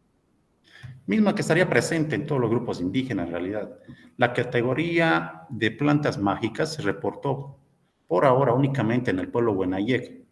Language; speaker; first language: Spanish; native; Spanish